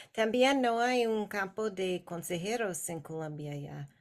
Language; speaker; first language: Spanish; non-native, learner; English